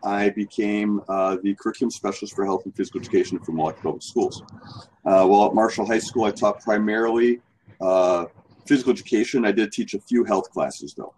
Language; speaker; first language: English; native; English